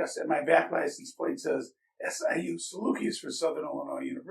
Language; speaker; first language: English; native; English